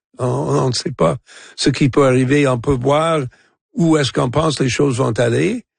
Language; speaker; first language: French; non-native, local second language; English